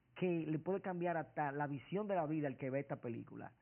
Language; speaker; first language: Spanish; native; Spanish